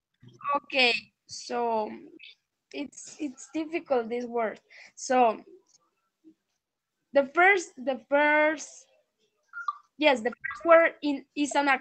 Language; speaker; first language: English; non-native, learner; Spanish